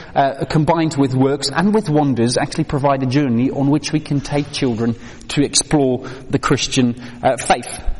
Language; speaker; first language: English; non-native, fluent; Dutch